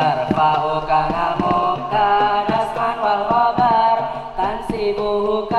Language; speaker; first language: Arabic; non-native, learner; Indonesian